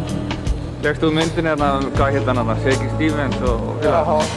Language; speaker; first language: Icelandic; native; Icelandic